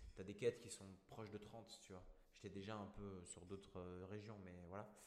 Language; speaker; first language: French; native; French